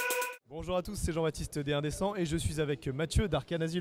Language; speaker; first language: French; native; French